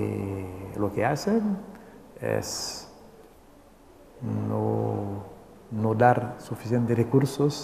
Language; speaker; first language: Spanish; non-native, local second language; Haitian Creole